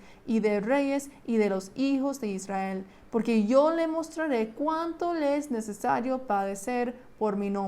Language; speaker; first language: Spanish; non-native, fluent; English